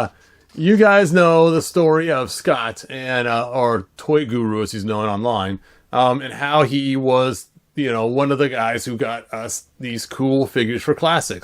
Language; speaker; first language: English; native; English